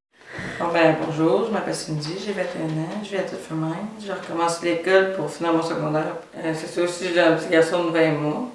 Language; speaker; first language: French; native; French